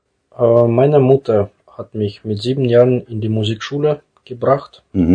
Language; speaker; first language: German; non-native, fluent; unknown